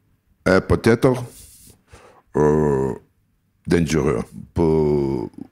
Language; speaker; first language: French; non-native, learner; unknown